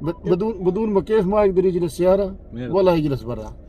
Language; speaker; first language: Arabic; non-native, learner; Urdu